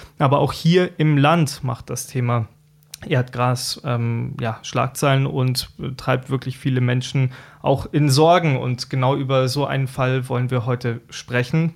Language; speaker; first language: German; native; German